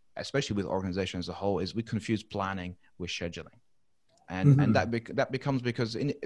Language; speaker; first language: English; non-native, fluent; Dutch